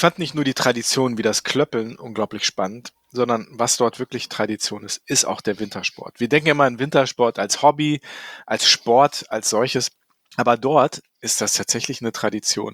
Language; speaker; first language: German; native; German